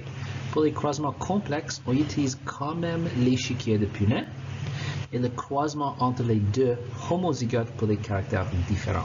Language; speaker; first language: French; non-native, local second language; English